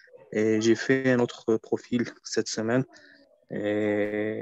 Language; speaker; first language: French; non-native, fluent; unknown